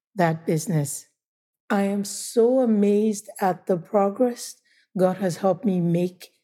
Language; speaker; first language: English; non-native, local second language; Igbo